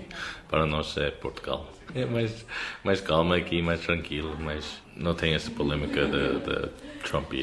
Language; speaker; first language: Portuguese; non-native, learner; English